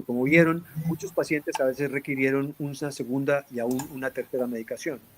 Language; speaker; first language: Spanish; native; Spanish